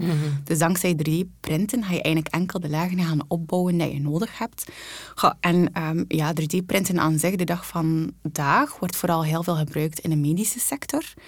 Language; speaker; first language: Dutch; native; Dutch